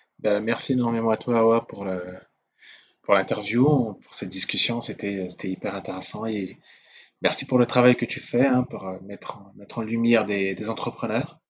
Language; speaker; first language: French; non-native, local second language; Sango